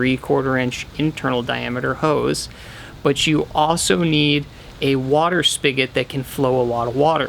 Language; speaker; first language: English; native; English